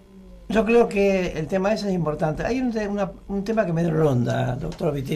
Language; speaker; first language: Spanish; native; Spanish